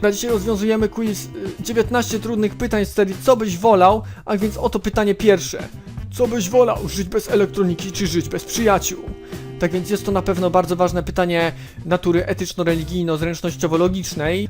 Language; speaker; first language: Polish; native; Polish